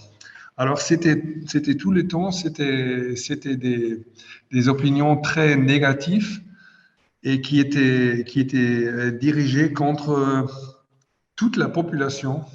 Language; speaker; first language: French; non-native, fluent; German